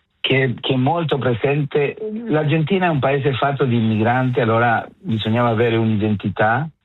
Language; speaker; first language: Italian; non-native, fluent; Spanish